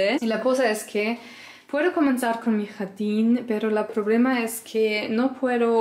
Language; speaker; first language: Spanish; non-native, learner; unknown